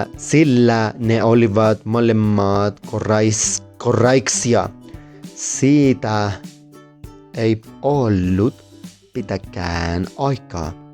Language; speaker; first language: Finnish; non-native, learner; Spanish